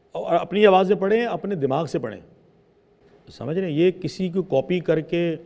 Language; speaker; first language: Urdu; native; Urdu